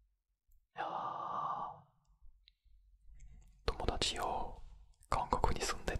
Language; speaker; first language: Japanese; non-native, fluent; French